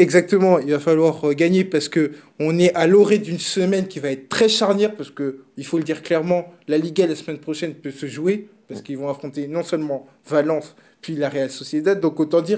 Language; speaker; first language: French; native; French